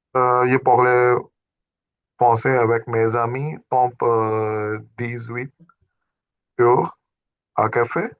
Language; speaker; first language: French; non-native, learner; Urdu